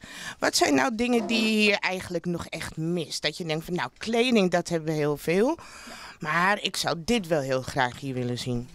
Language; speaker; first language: Dutch; native; Dutch